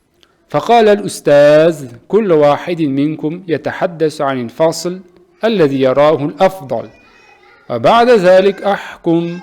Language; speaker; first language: Arabic; non-native, fluent; Uzbek